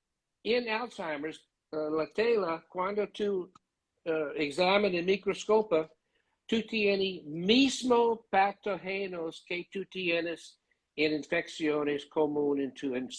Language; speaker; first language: Spanish; non-native, learner; English